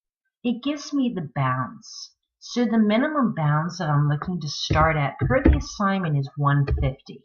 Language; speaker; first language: English; native; English